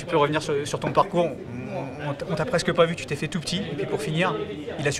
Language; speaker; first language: French; native; French